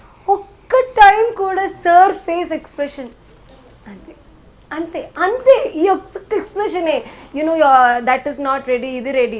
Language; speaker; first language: Telugu; non-native, learner; Malayalam